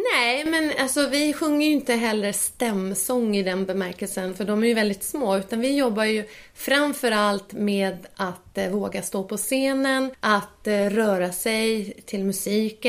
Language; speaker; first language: Swedish; native; Swedish